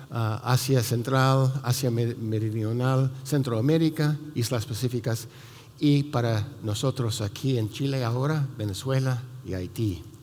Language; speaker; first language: Spanish; non-native, fluent; English